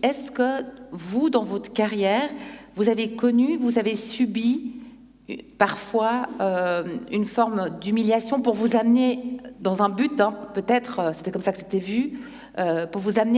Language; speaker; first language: French; native; French